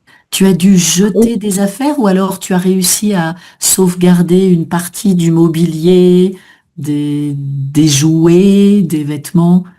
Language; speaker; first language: French; native; French